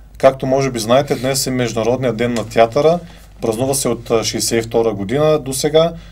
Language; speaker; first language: Bulgarian; native; Bulgarian